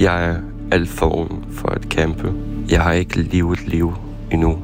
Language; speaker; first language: Danish; non-native, fluent; Ukrainian